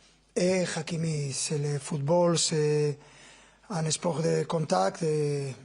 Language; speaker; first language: French; non-native, fluent; Spanish